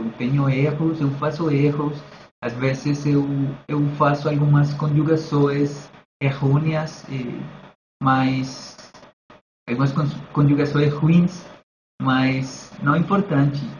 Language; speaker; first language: Portuguese; non-native, learner; Spanish